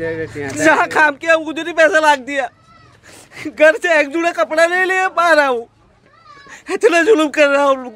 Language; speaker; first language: Hindi; non-native, learner; Rohingya